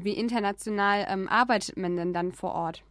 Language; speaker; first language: German; native; German